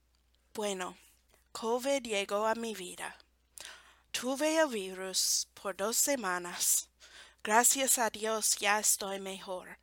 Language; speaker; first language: Spanish; non-native, fluent; English